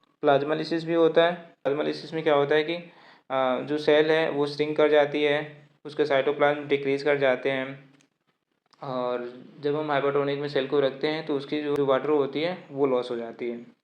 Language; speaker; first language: Hindi; native; Hindi